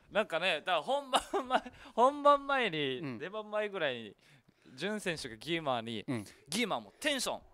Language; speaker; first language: Japanese; native; Japanese